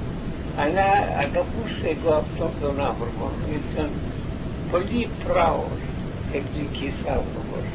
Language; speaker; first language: Greek; non-native, learner; Russian